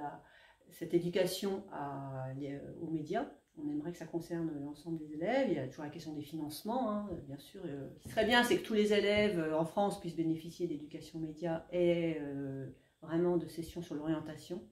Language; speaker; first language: French; native; French